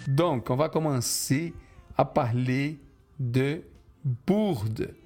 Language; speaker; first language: French; non-native, fluent; Portuguese